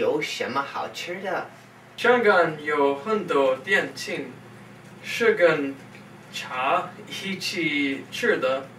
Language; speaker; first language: Chinese; non-native, learner; English